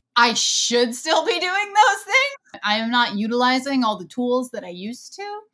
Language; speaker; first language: English; native; English